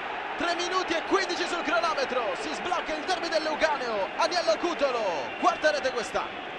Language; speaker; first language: Italian; native; Italian